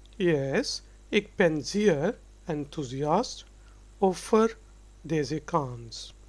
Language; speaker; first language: Dutch; non-native, fluent; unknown